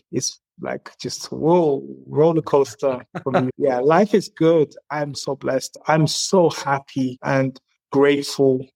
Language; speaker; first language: English; native; English